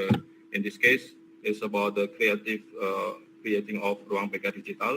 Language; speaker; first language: English; non-native, learner; Indonesian